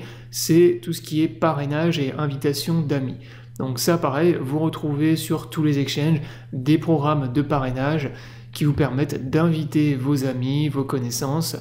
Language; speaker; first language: French; native; French